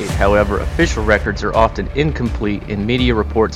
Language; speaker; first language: English; native; English